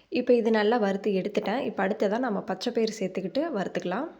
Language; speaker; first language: Tamil; native; Tamil